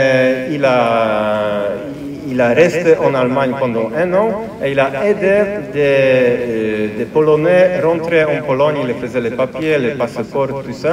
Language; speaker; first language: French; non-native, fluent; Polish